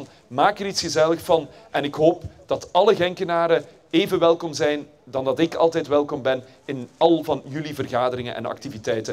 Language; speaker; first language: Dutch; native; Dutch